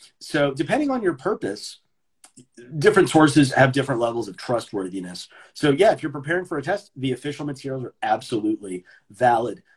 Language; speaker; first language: English; native; English